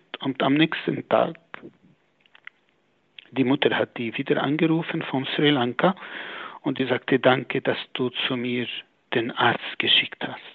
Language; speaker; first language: German; non-native, fluent; Arabic